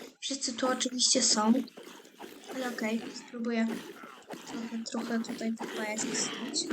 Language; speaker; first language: Polish; native; Polish